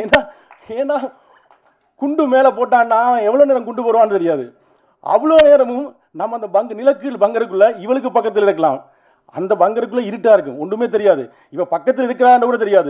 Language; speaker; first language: Tamil; native; Tamil